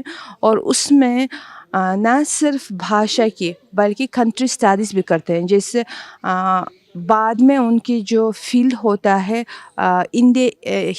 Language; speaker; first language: Hindi; non-native, fluent; Uzbek